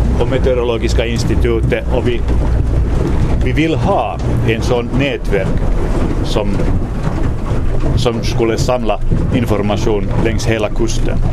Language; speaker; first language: Swedish; non-native, local second language; Finnish